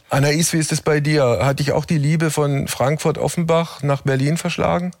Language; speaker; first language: German; native; German